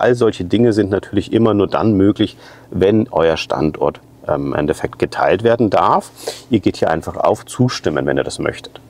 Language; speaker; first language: German; native; German